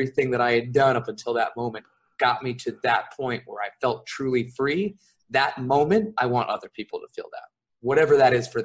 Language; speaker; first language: English; native; English